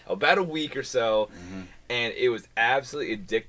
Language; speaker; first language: English; native; English